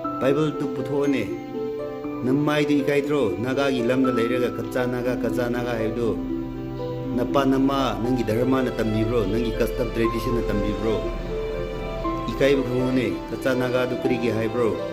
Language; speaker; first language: Manipuri; non-native, local second language; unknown